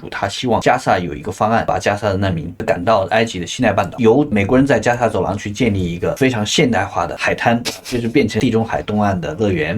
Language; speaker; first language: Chinese; native; Chinese